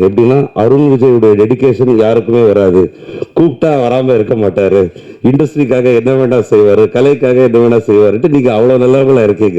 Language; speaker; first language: Tamil; native; Tamil